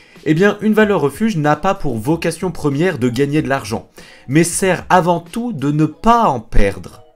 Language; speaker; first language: French; native; French